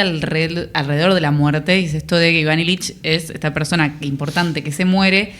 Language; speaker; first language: Spanish; native; Spanish